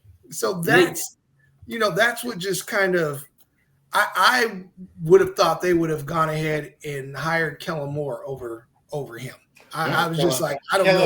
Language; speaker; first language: English; native; English